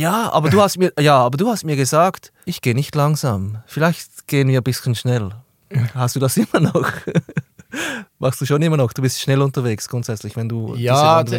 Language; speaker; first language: German; native; German